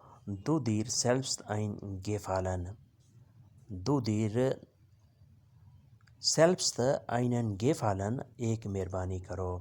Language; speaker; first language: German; non-native, fluent; Urdu